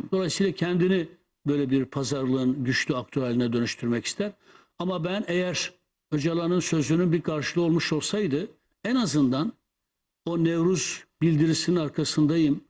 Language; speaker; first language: Turkish; non-native, local second language; Kurdish